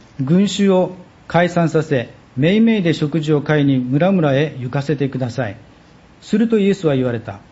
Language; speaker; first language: Japanese; native; Japanese